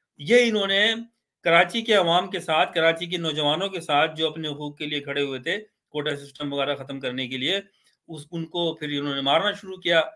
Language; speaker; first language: Urdu; native; Urdu